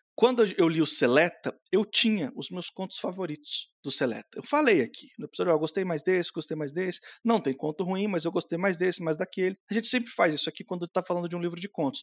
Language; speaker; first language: Portuguese; native; Portuguese